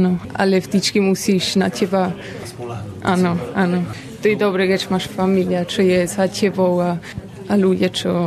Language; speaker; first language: Slovak; early bilingual, heritage; Slovak